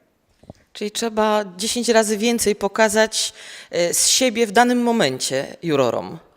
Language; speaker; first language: Polish; native; Polish